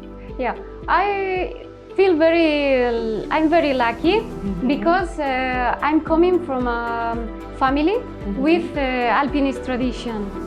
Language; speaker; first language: English; non-native, learner; Spanish